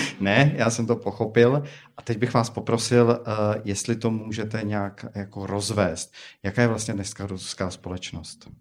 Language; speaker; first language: Czech; native; Czech